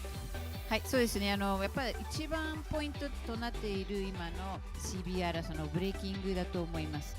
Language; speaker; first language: Japanese; native; Japanese